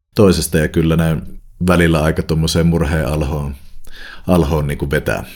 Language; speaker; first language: Finnish; native; Finnish